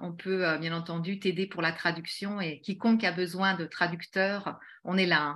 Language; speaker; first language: French; native; French